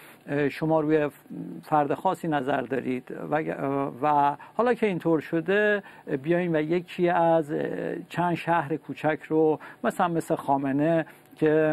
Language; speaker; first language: Persian; native; Persian